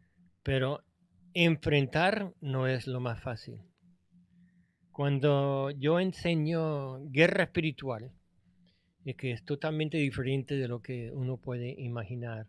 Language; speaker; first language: Spanish; non-native, fluent; English